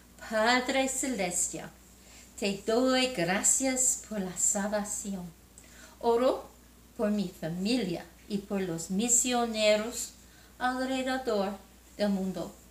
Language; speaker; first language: Spanish; non-native, learner; English